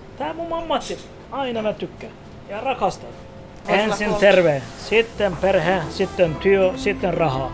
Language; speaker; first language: Finnish; non-native, learner; Turkish